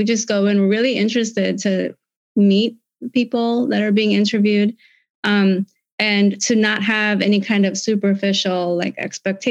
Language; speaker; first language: English; native; English